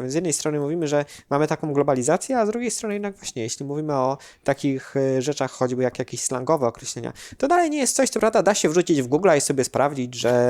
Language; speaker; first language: Polish; native; Polish